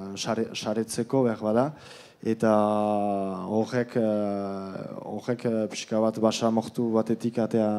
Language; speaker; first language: Basque; native; Basque